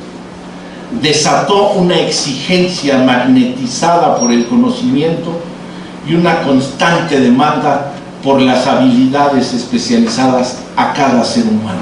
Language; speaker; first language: Spanish; native; Spanish